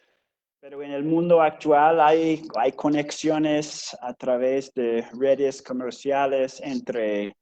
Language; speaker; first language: Spanish; non-native, fluent; English